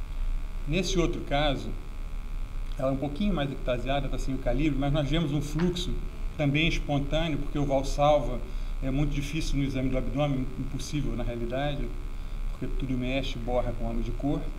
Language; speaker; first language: Portuguese; native; Portuguese